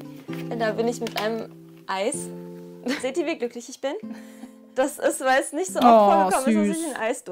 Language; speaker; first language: German; early bilingual, other home language; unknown